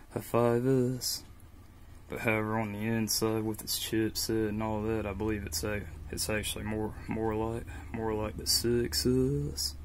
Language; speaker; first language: English; native; English